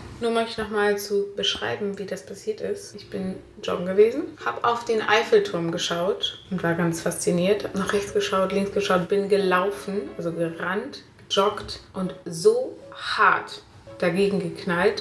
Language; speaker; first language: German; native; German